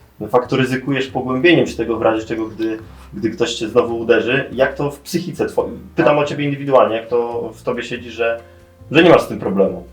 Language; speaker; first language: Polish; native; Polish